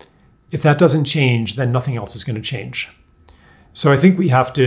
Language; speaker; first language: English; native; English